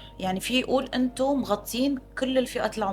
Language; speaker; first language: Arabic; native; Arabic